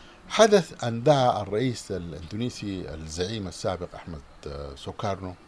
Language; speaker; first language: Arabic; native; Arabic